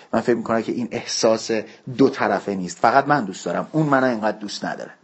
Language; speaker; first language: Persian; native; Persian